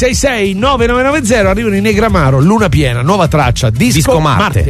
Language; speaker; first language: Italian; native; Italian